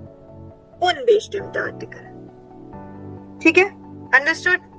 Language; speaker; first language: German; non-native, fluent; Hindi